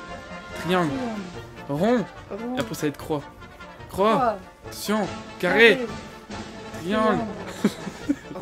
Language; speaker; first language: French; native; French